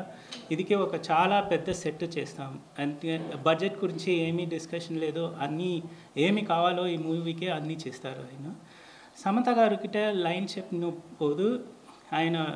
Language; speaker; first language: Telugu; non-native, learner; Tamil